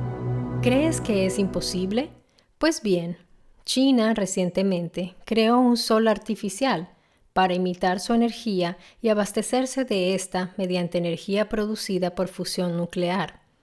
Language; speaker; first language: Spanish; non-native, fluent; Italian